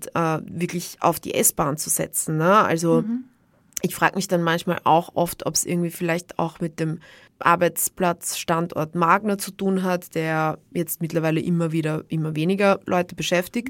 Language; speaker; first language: German; native; German